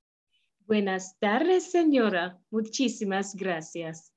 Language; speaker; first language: Spanish; non-native, fluent; English